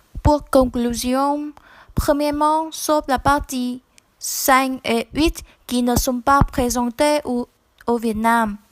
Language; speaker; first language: French; non-native, learner; Vietnamese